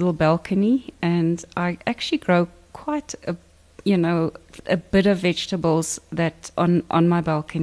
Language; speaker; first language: English; non-native, local second language; Afrikaans